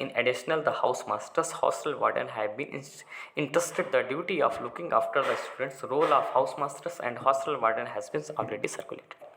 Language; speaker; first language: English; non-native, local second language; Hindi